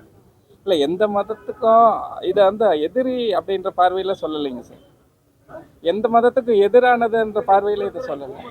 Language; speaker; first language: Tamil; native; Tamil